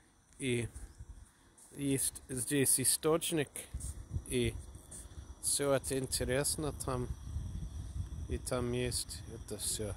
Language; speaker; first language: Russian; non-native, learner; English